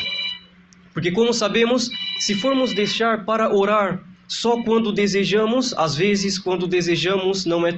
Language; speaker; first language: Portuguese; native; Portuguese